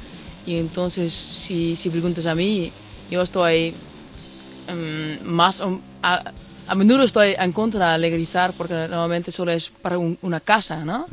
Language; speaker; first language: Spanish; non-native, fluent; Dutch